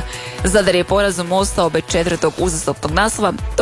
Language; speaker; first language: Serbian; native; Serbian